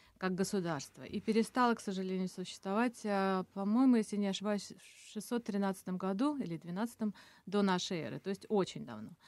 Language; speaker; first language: Russian; non-native, local second language; Assyrian Neo-Aramaic